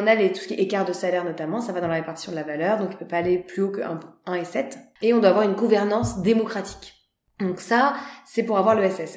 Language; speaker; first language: French; native; French